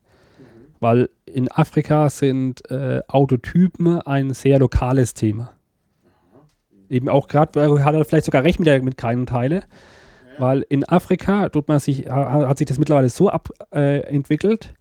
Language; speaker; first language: German; native; German